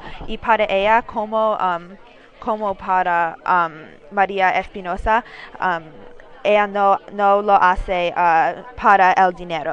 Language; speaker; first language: Spanish; non-native, learner; English